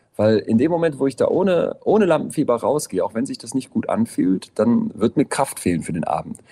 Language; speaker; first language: German; native; German